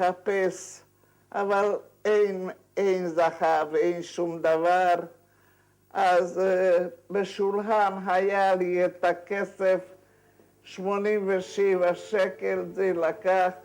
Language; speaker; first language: Hebrew; non-native, fluent; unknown